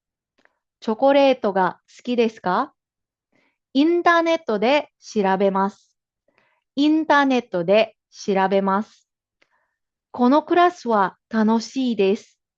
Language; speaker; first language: Japanese; non-native, fluent; Filipino